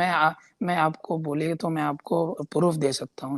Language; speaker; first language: Hindi; non-native, local second language; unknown